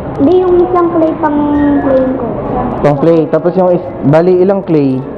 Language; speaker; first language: Filipino; native; Filipino